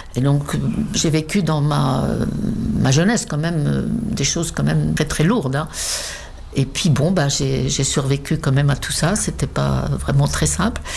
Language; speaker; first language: French; non-native, fluent; Czech